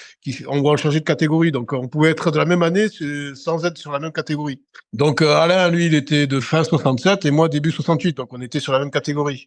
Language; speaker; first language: French; native; French